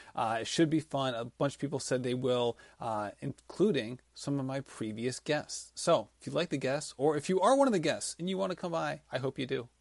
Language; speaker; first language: English; native; English